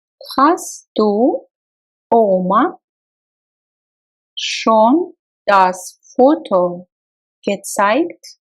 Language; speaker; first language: German; non-native, fluent; Russian